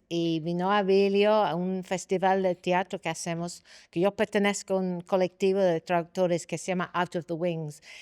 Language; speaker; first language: Spanish; non-native, fluent; English